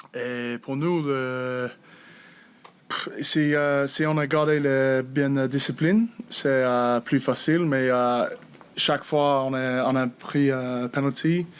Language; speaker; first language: French; non-native, learner; English